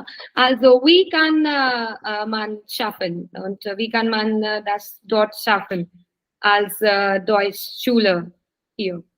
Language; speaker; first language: German; non-native, learner; Hindi